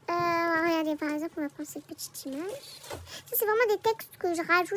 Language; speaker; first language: French; native; French